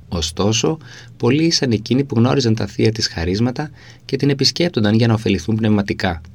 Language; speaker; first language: Greek; native; Greek